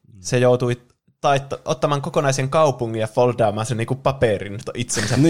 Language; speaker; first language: Finnish; native; Finnish